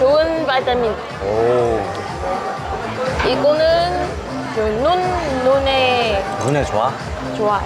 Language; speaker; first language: Korean; non-native, learner; Vietnamese